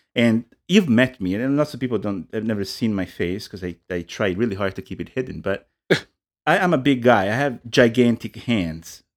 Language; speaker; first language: English; non-native, fluent; Italian